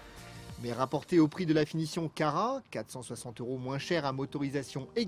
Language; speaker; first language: French; native; French